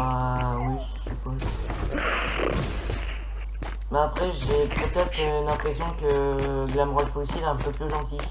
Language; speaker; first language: French; native; French